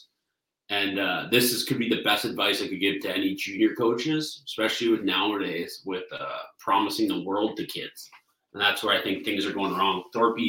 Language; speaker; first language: English; native; English